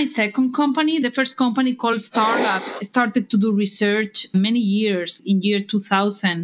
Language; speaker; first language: English; non-native, fluent; Spanish